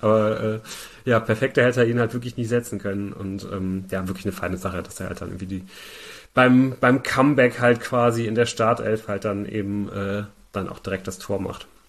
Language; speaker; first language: German; native; German